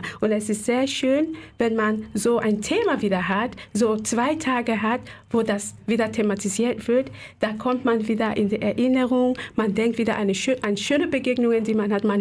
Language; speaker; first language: German; non-native, fluent; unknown